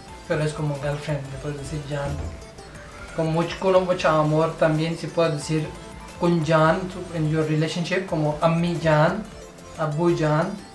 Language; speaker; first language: Spanish; non-native, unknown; Urdu